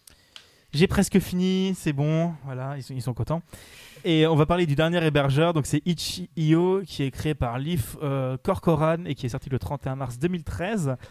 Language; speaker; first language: French; native; French